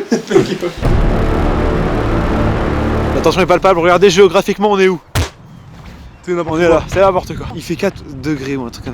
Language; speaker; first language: French; native; French